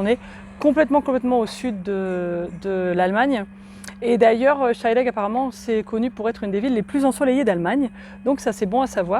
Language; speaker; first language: French; native; French